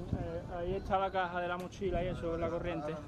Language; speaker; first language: Spanish; native; Spanish